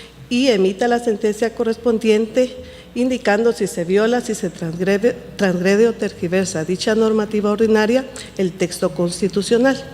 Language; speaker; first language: Spanish; native; Spanish